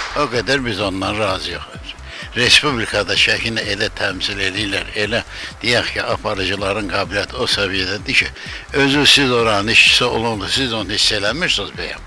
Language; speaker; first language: Azerbaijani; native; Azerbaijani